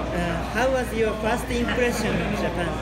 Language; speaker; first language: English; non-native, learner; Japanese